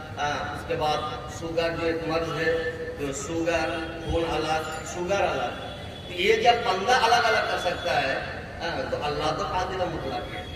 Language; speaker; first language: Urdu; native; Urdu